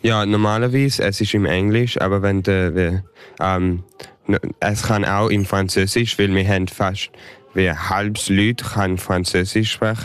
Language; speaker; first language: German; early bilingual, heritage; English